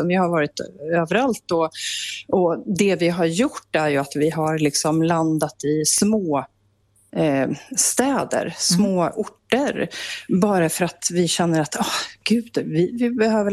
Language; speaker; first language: Swedish; native; Swedish